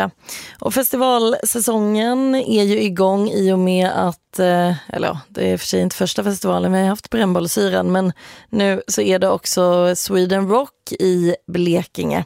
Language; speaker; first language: Swedish; native; Swedish